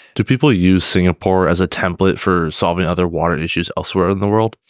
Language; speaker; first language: English; native; English